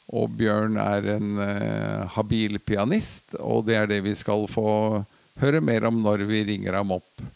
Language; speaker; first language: Norwegian; early bilingual, other home language; Latvian